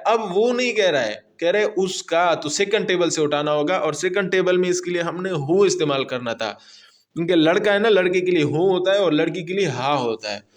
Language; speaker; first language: Urdu; non-native, local second language; Pashto